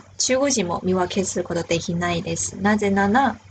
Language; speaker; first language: Japanese; non-native, fluent; Chinese